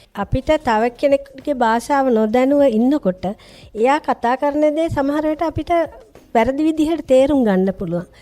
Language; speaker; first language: Sinhala; non-native, local second language; Tamil